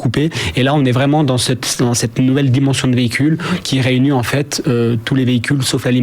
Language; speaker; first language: French; native; French